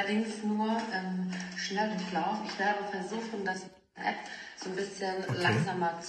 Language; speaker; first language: German; native; German